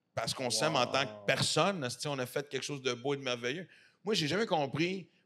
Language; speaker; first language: French; native; French